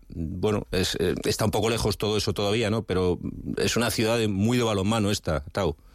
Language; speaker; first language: Spanish; native; Spanish